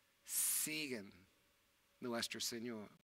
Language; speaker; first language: Spanish; non-native, fluent; English